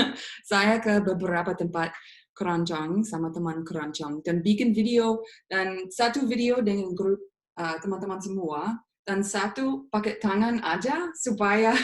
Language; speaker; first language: Indonesian; non-native, fluent; English